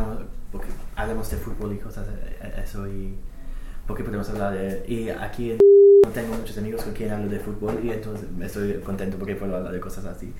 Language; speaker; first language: Spanish; non-native, fluent; English